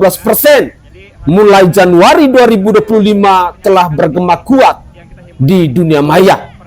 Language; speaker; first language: Indonesian; native; Indonesian